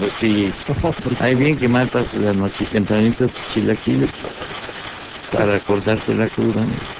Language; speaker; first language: Spanish; native; Spanish